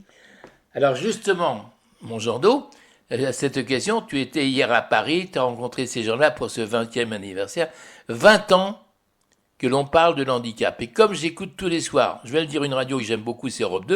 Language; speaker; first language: French; native; French